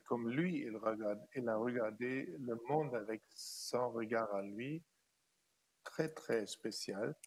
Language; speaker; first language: French; non-native, fluent; German